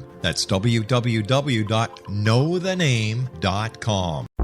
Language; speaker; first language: English; native; English